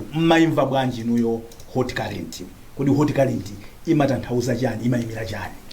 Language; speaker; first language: Nyanja; native; Nyanja